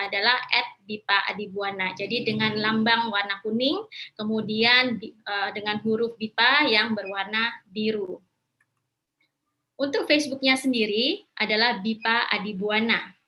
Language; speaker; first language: Indonesian; native; Indonesian